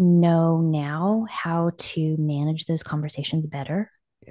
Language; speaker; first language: English; native; English